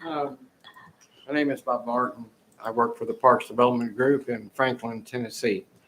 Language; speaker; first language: English; native; English